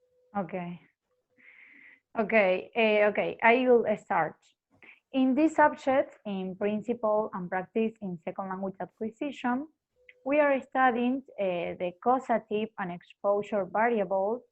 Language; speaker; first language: English; non-native, fluent; Spanish